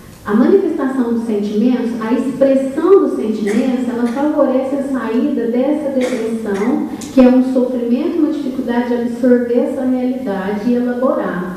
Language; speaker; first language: Portuguese; native; Portuguese